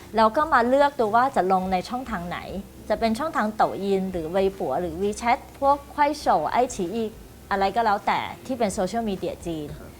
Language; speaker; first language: Thai; early bilingual, other home language; Chinese